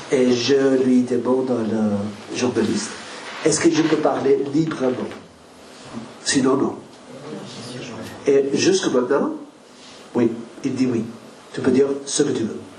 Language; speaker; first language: French; non-native, learner; Spanish